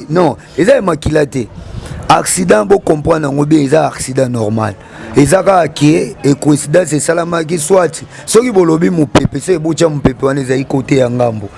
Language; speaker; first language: Lingala; non-native, local second language; Kongo